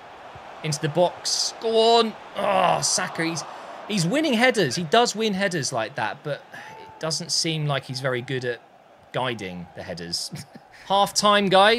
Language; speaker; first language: English; native; English